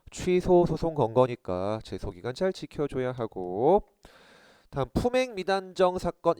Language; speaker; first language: Korean; native; Korean